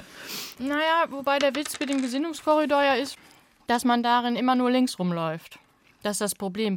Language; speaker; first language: German; native; German